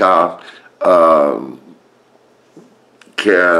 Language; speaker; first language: Portuguese; non-native, learner; English